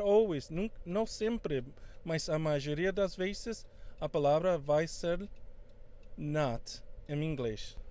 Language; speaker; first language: Portuguese; non-native, fluent; Spanish